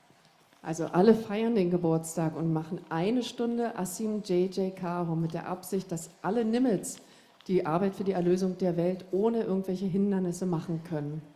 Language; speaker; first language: German; native; German